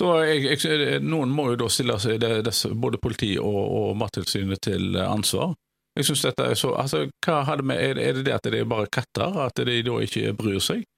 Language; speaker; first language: Norwegian; native; Norwegian